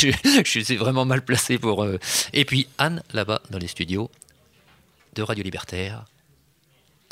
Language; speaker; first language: French; native; French